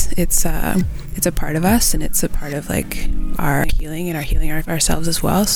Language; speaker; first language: English; native; English